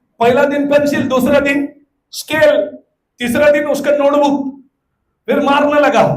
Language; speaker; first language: Hindi; non-native, local second language; Telugu